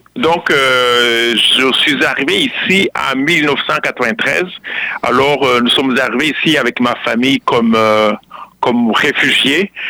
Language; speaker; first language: French; non-native, local second language; Kinyarwanda